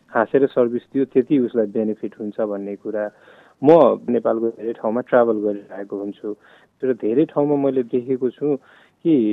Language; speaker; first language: Nepali; non-native, local second language; Maithili